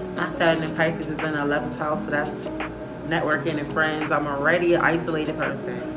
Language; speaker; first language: English; native; English